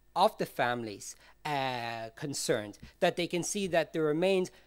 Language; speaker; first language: English; native; English